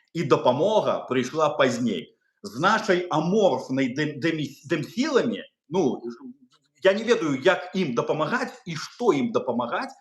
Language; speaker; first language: Belarusian; non-native, local second language; Russian